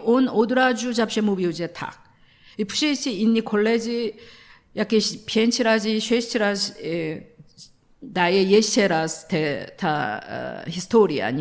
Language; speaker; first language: Polish; non-native, learner; Korean